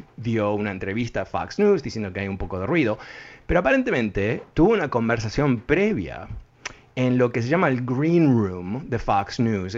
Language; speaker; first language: Spanish; native; Spanish